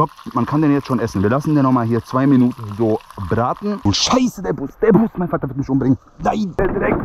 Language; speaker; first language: German; early bilingual, other home language; Bosnian